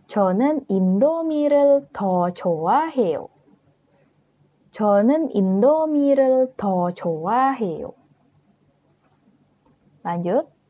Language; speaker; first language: Korean; non-native, fluent; Indonesian